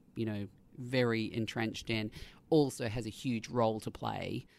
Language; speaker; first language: English; native; English